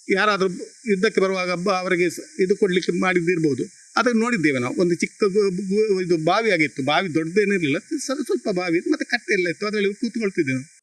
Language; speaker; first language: Kannada; non-native, local second language; Tulu